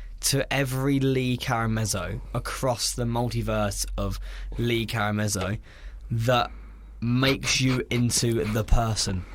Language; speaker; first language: English; native; English